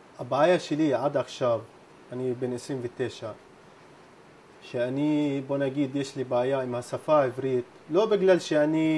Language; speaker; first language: Hebrew; non-native, local second language; Arabic